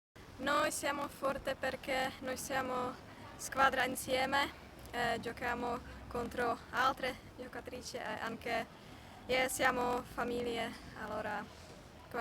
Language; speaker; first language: Italian; non-native, learner; Czech